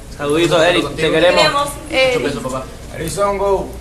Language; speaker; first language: Spanish; native; Spanish